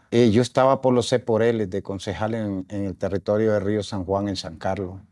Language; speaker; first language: Spanish; native; Spanish